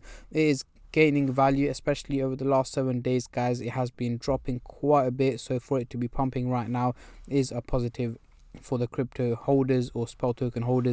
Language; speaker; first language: English; native; English